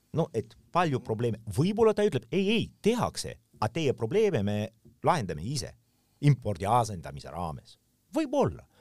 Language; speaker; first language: Estonian; non-native, local second language; Russian